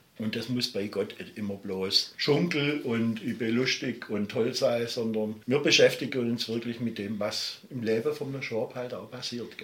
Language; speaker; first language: German; native; German